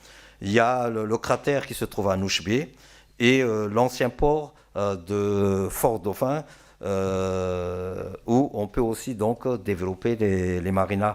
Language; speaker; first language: French; non-native, local second language; Malagasy